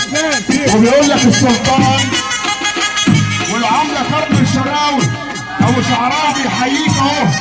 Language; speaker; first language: Arabic; native; Arabic